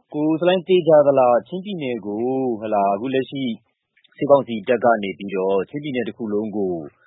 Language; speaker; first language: Burmese; native; Burmese